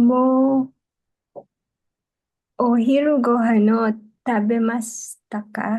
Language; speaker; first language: Japanese; non-native, learner; Filipino